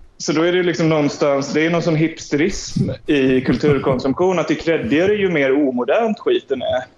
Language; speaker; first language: Swedish; native; Swedish